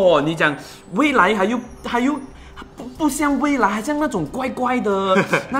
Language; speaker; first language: Chinese; native; Chinese